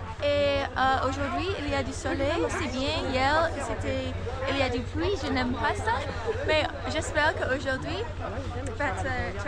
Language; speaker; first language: French; non-native, learner; English